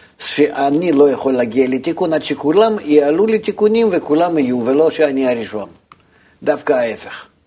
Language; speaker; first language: Hebrew; non-native, fluent; Russian